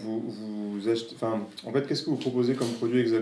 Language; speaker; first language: French; native; French